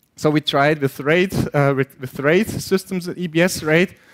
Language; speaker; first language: English; non-native, fluent; German